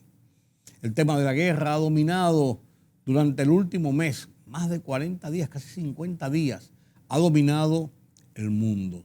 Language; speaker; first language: Spanish; native; Spanish